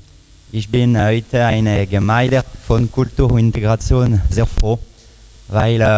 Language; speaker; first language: German; non-native, local second language; French